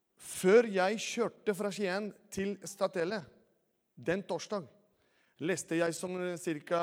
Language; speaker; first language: Norwegian; non-native, fluent; Spanish